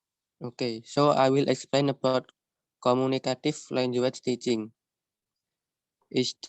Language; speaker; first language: English; non-native, learner; Indonesian